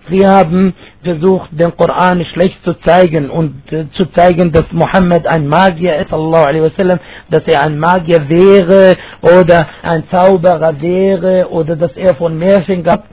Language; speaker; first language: German; non-native, fluent; Arabic